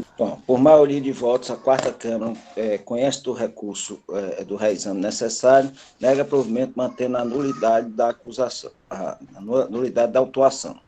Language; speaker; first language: Portuguese; native; Portuguese